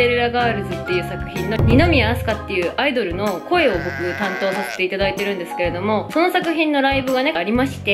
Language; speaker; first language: Japanese; native; Japanese